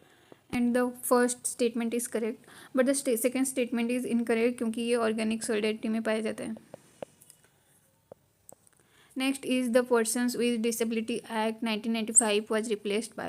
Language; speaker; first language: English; non-native, local second language; Hindi